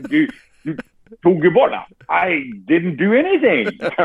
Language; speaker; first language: English; non-native, fluent; Swedish